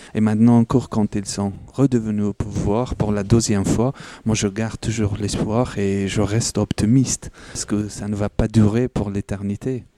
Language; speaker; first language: French; non-native, fluent; Persian